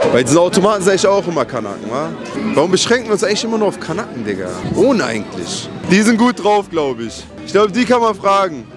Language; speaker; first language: German; early bilingual, other home language; Turkish